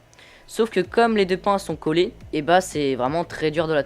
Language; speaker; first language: French; native; French